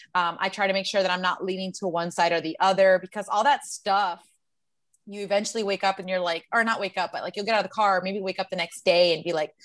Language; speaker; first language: English; native; English